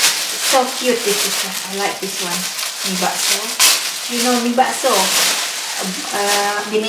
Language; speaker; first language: English; non-native, local second language; Indonesian